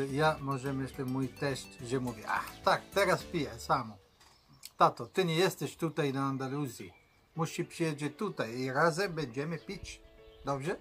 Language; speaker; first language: Polish; non-native, learner; Italian